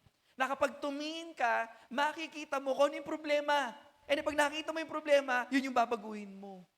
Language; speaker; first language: Filipino; native; Filipino